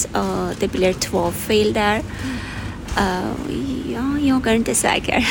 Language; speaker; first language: Swedish; non-native, learner; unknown